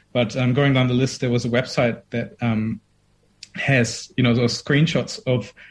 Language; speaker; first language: English; non-native, fluent; German